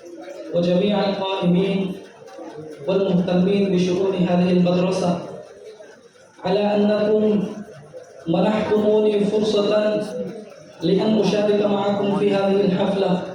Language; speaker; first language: Arabic; non-native, fluent; Urdu